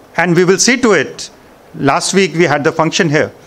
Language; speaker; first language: English; non-native, local second language; Punjabi